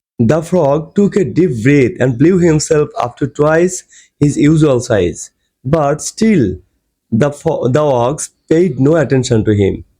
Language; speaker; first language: English; non-native, local second language; Bangla